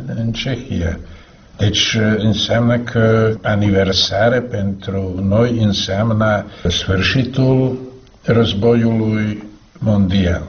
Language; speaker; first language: Romanian; non-native, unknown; Czech